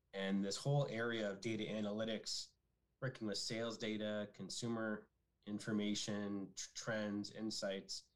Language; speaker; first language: English; native; English